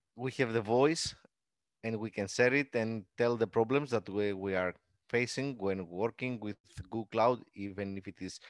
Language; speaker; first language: English; non-native, fluent; Greek